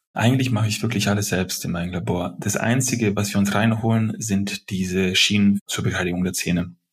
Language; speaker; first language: German; early bilingual, other home language; Serbian